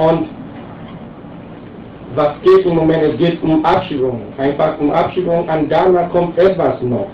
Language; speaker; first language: German; non-native, learner; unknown